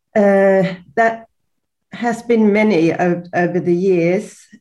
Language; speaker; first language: English; non-native, fluent; Swedish